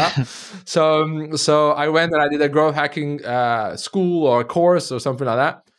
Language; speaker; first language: English; non-native, fluent; Turkish